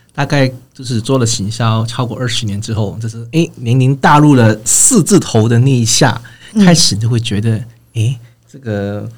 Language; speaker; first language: Chinese; non-native, fluent; Cantonese